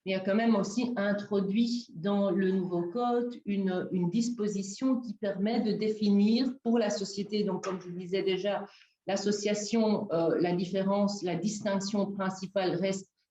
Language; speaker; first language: French; native; French